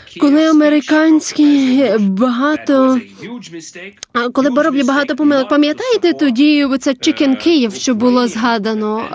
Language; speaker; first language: Ukrainian; non-native, learner; Lithuanian